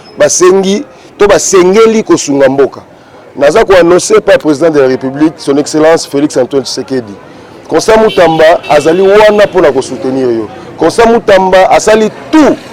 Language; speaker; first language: Lingala; non-native, local second language; Luba-Lulua